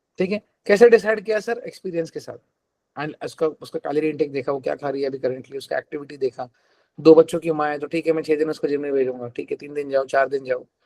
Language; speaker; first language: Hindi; non-native, local second language; Telugu